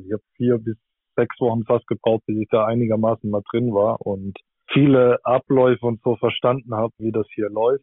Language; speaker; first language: German; native; German